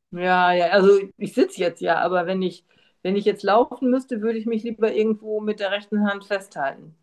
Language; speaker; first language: German; native; German